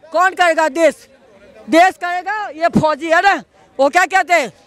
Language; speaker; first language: Hindi; non-native, local second language; Gujarati